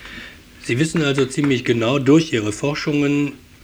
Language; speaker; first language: German; native; German